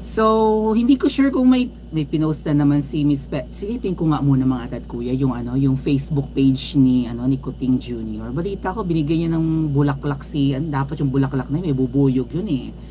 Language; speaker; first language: Filipino; native; Filipino